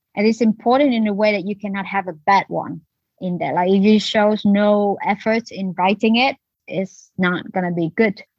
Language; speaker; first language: English; non-native, fluent; Vietnamese